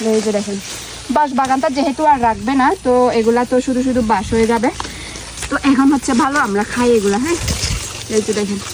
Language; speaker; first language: Bangla; non-native, local second language; Chakma